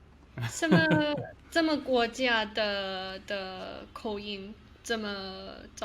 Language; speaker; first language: Chinese; non-native, learner; English